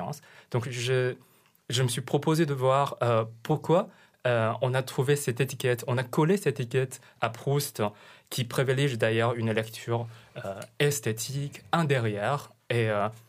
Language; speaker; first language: French; non-native, fluent; Chinese